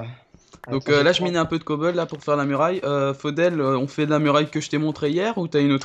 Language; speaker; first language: French; native; French